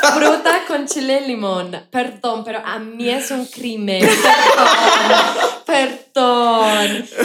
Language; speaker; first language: Spanish; non-native, fluent; English